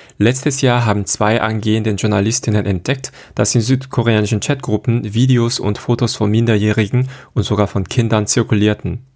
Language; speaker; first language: German; non-native, fluent; Korean